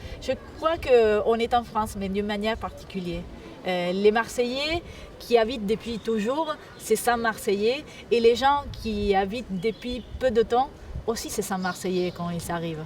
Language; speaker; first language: French; non-native, fluent; Spanish